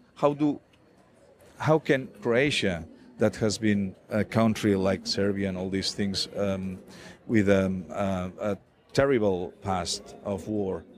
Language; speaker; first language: English; non-native, fluent; Catalan